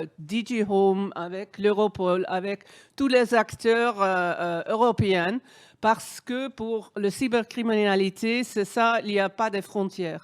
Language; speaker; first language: French; non-native, fluent; Dutch